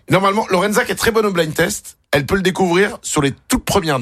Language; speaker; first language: French; native; French